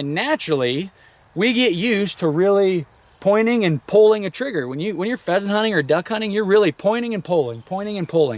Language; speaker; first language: English; native; English